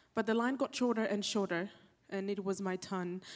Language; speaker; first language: English; non-native, local second language; Acoli